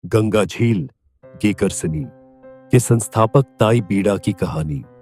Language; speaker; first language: Hindi; non-native, local second language; Nyishi